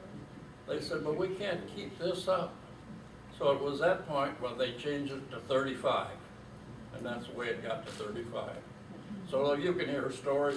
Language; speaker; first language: English; native; English